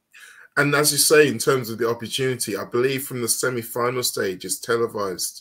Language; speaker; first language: English; native; English